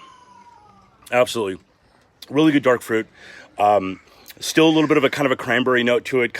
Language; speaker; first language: English; native; English